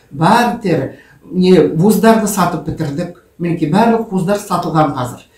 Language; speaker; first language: Kazakh; non-native, local second language; Russian